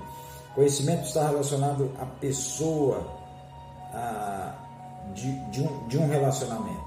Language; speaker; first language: Portuguese; native; Portuguese